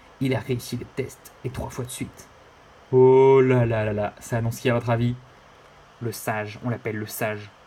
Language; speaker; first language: French; native; French